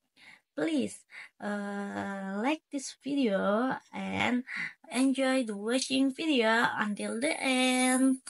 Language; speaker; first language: English; non-native, learner; Indonesian